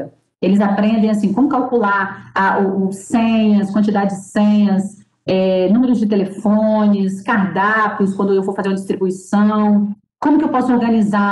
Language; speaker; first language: Portuguese; native; Portuguese